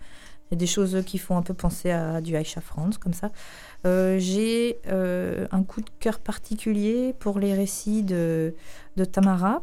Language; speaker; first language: French; native; French